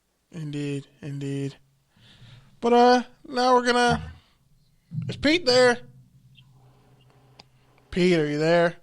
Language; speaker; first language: English; native; English